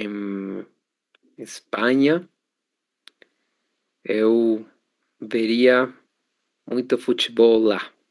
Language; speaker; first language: Portuguese; non-native, learner; Spanish